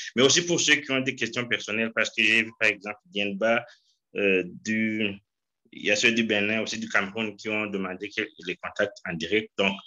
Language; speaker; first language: French; non-native, local second language; Rundi